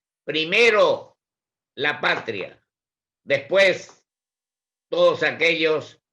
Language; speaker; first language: Spanish; native; Spanish